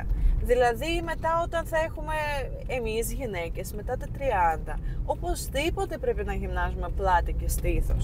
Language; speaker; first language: Greek; non-native, fluent; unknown